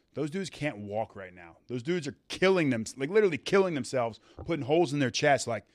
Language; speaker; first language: English; native; English